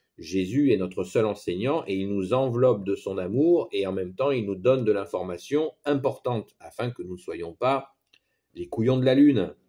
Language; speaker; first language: French; native; French